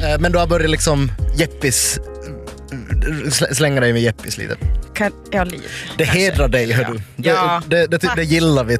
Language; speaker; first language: Swedish; native; Swedish